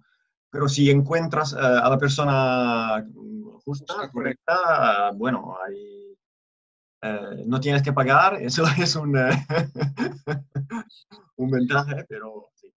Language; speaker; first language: Spanish; non-native, fluent; Italian